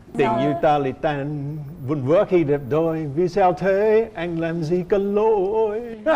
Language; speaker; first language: Vietnamese; non-native, fluent; English